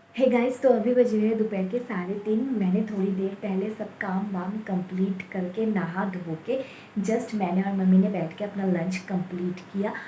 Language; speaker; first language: Hindi; non-native, local second language; Bangla